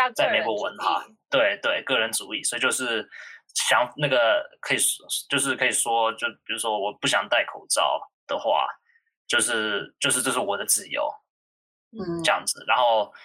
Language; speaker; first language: Chinese; early bilingual, heritage; Chinese